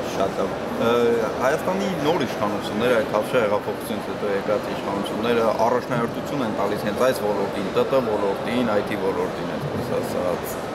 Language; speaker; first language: Armenian; native; Armenian